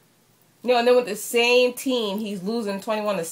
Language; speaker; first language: English; native; English